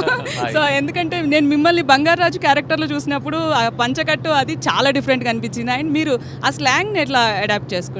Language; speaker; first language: Telugu; native; Telugu